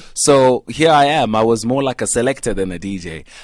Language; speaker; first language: English; non-native, local second language; Xhosa